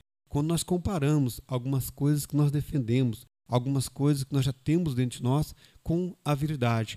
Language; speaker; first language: Portuguese; native; Portuguese